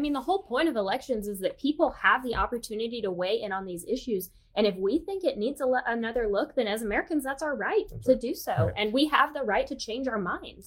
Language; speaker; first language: English; native; English